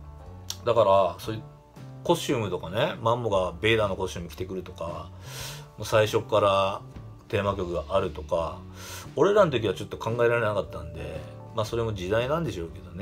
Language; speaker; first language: Japanese; native; Japanese